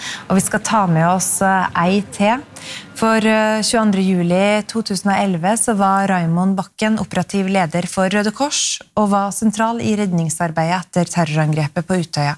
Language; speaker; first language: Norwegian; native; Norwegian